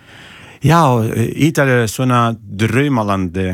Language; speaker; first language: Icelandic; non-native, learner; Italian